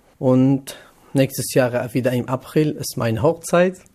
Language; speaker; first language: German; non-native, learner; Kurdish